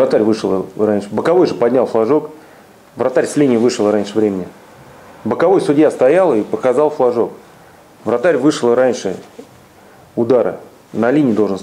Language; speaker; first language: Russian; native; Russian